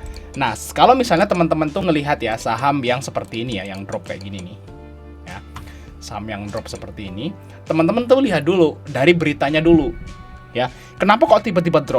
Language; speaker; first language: Indonesian; native; Indonesian